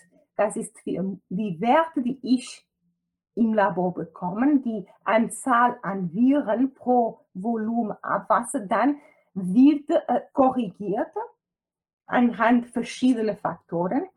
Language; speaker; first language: German; non-native, fluent; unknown